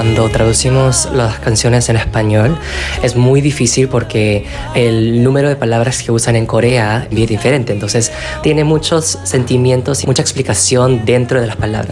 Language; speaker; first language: Spanish; non-native, fluent; Korean